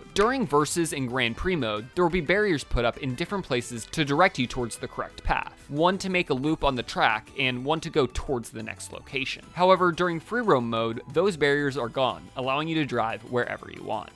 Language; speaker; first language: English; native; English